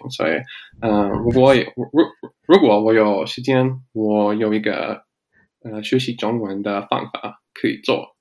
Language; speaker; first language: Chinese; non-native, learner; English